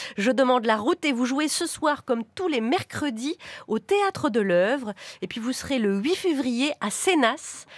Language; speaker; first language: French; non-native, local second language; Mossi